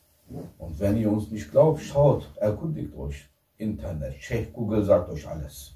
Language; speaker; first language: German; non-native, fluent; Turkish